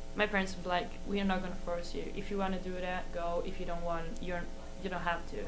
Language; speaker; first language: English; non-native, fluent; Italian